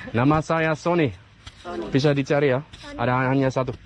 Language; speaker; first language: Indonesian; non-native, learner; Dutch